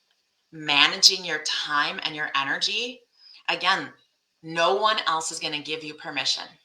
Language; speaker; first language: English; native; English